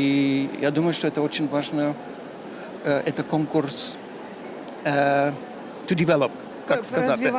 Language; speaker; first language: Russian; non-native, learner; German